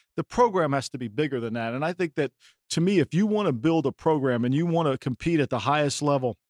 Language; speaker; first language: English; native; English